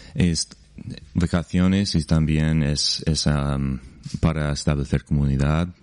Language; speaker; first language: Spanish; non-native, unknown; English